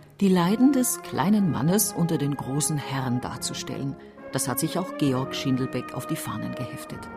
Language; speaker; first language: German; native; German